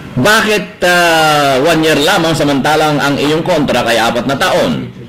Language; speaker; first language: Filipino; native; Filipino